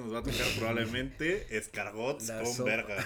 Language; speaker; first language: Spanish; native; Spanish